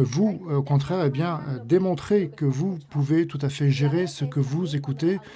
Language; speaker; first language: French; native; French